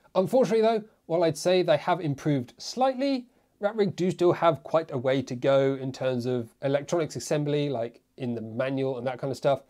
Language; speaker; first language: English; native; English